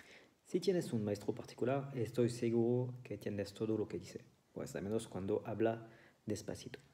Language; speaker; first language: Spanish; non-native, fluent; French